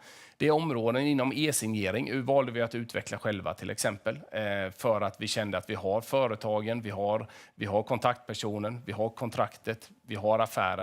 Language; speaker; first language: Swedish; native; Swedish